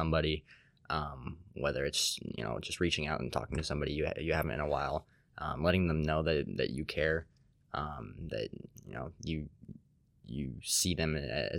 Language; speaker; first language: English; native; English